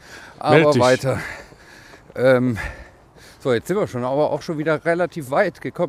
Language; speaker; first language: German; native; German